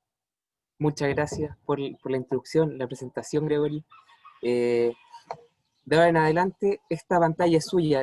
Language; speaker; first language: Spanish; native; Spanish